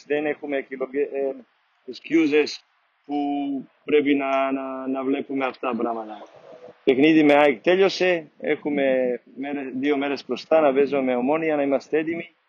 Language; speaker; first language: Greek; non-native, fluent; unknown